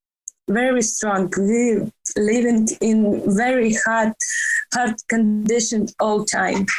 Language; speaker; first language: English; non-native, learner; Ukrainian